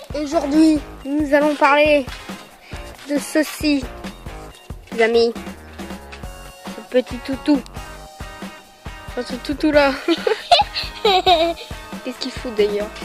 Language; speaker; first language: French; native; French